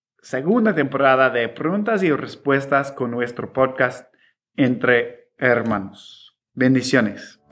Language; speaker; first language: Spanish; non-native, fluent; English